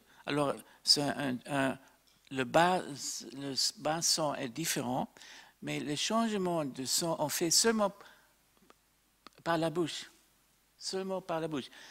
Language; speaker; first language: French; non-native, fluent; German